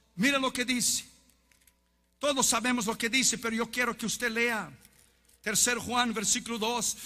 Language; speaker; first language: Spanish; non-native, fluent; Portuguese